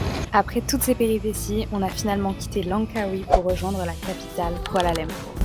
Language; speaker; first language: French; native; French